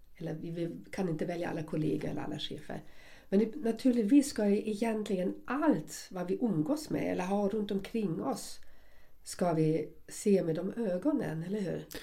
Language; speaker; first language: Swedish; non-native, fluent; German